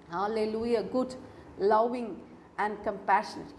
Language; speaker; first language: English; non-native, local second language; Malayalam